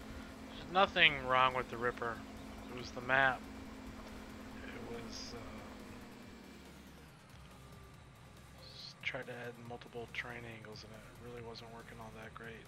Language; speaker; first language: English; native; English